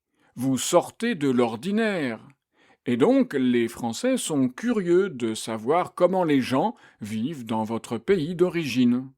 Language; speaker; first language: French; native; French